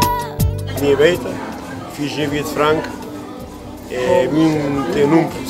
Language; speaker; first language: Portuguese; non-native, local second language; Kabuverdianu